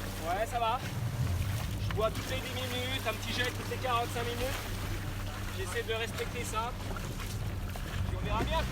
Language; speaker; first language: French; native; French